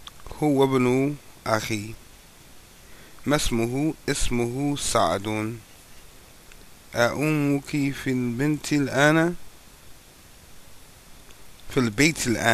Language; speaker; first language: Arabic; non-native, fluent; English